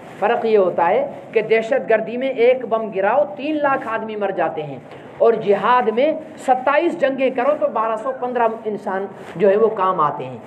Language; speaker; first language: Urdu; non-native, local second language; Sindhi